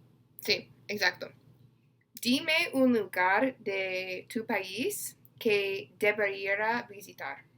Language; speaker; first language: Spanish; non-native, learner; English